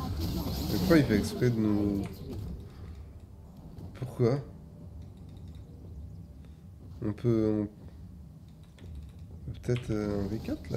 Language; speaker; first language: French; native; French